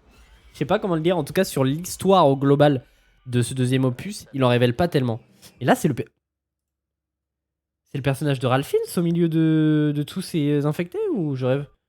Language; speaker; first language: French; native; French